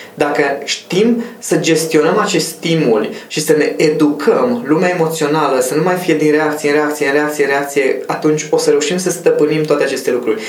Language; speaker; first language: Romanian; non-native, local second language; Hungarian